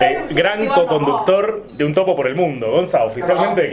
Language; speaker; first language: Spanish; native; Spanish